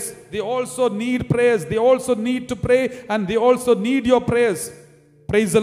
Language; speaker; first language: English; non-native, local second language; Malayalam